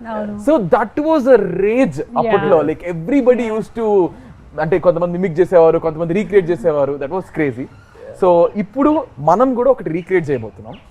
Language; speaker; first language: Telugu; native; Telugu